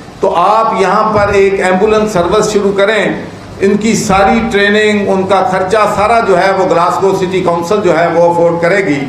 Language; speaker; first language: Urdu; non-native, local second language; Punjabi